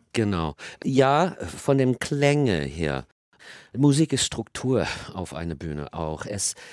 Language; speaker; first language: German; non-native, fluent; English